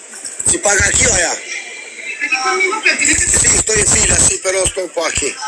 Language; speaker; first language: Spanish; non-native, learner; Albanian